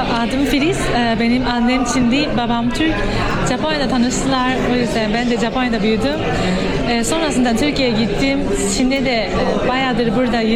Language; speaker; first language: Turkish; early bilingual, heritage; Turkish